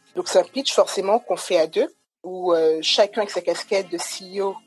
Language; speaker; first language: French; native; French